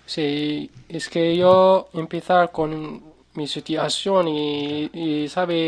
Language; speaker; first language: Spanish; non-native, learner; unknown